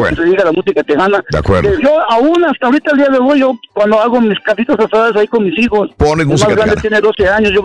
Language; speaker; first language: Spanish; early bilingual, heritage; Spanish